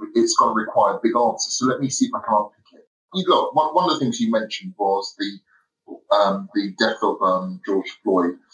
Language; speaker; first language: English; native; English